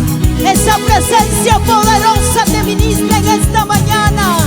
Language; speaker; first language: Spanish; native; Spanish